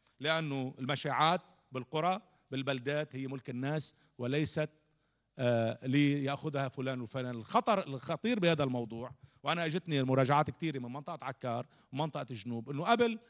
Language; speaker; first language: Arabic; native; Arabic